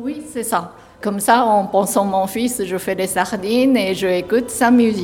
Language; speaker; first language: French; non-native, learner; Japanese